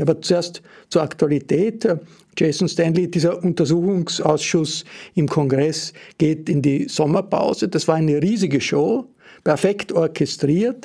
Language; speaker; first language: German; native; German